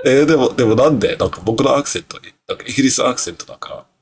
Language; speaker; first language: Japanese; non-native, learner; English